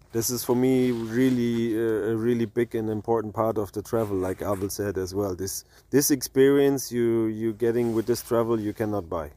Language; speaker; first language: English; non-native, fluent; German